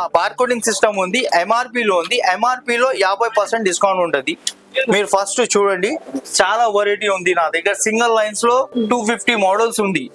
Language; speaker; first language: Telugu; non-native, local second language; Urdu